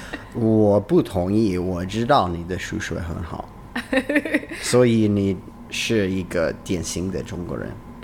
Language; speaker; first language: Chinese; non-native, learner; English